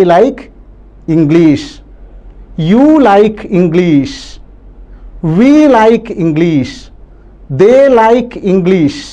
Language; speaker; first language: English; non-native, local second language; Malayalam